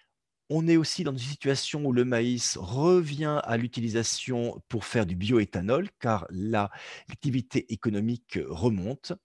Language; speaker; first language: French; native; French